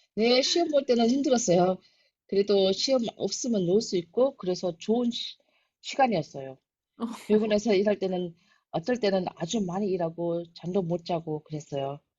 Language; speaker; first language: Korean; early bilingual, heritage; Korean